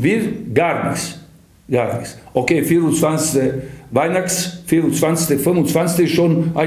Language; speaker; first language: German; non-native, fluent; Serbian